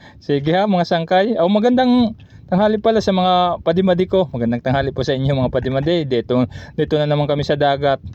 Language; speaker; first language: Filipino; non-native, local second language; Waray